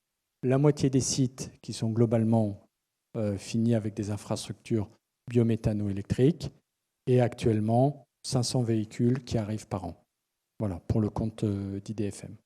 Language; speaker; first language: French; native; French